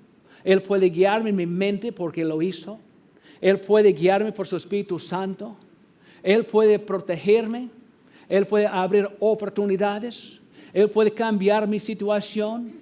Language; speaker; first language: Spanish; non-native, fluent; English